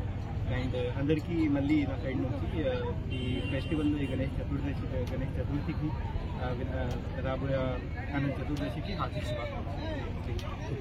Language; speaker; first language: Telugu; non-native, fluent; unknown